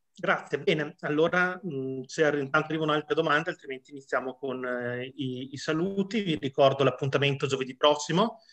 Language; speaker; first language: Italian; native; Italian